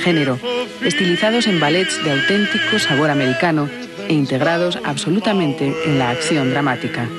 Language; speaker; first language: Spanish; native; Spanish